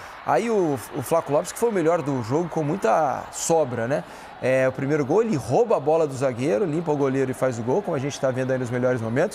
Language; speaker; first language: Portuguese; native; Portuguese